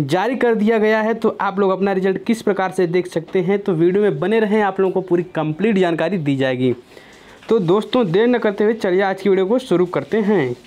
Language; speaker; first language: Hindi; native; Hindi